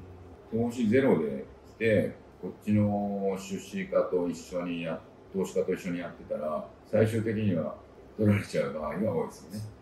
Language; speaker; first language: Japanese; native; Japanese